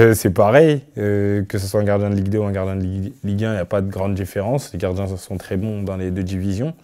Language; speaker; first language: French; native; French